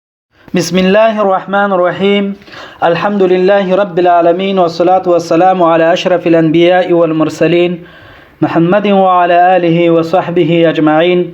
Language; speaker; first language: Arabic; non-native, fluent; Pashto